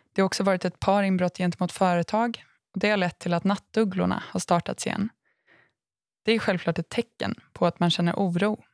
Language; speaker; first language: Swedish; native; Swedish